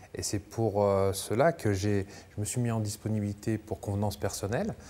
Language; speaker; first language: French; native; French